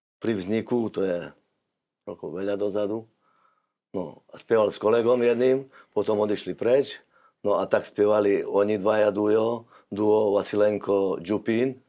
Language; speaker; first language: Slovak; non-native, local second language; Rusyn